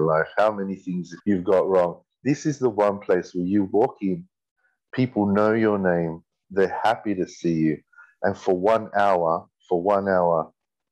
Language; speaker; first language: English; native; English